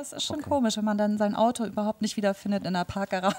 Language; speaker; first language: German; native; German